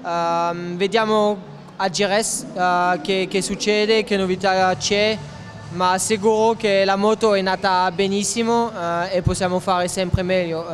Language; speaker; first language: Italian; non-native, fluent; French